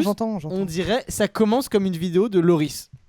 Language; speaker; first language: French; native; French